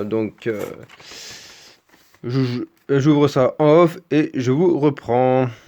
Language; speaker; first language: French; native; French